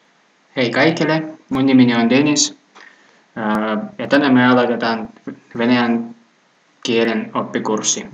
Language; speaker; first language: Finnish; non-native, fluent; Russian